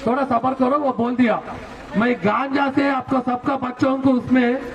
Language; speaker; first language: Hindi; non-native, local second language; Telugu